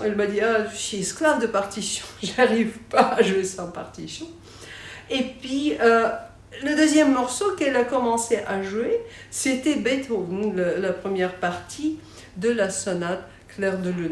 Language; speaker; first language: French; non-native, fluent; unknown